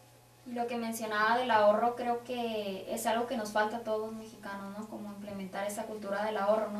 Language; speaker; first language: Spanish; native; Spanish